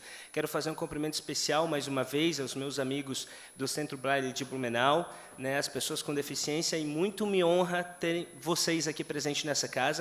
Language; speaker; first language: Portuguese; native; Portuguese